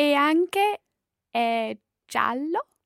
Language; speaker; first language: Italian; non-native, learner; English